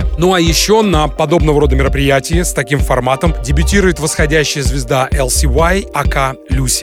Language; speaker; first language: Russian; native; Russian